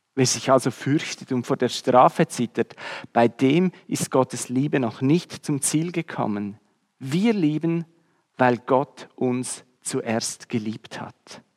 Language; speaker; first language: German; native; German